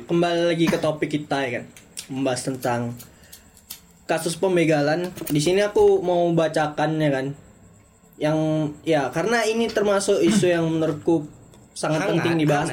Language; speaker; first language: Indonesian; native; Indonesian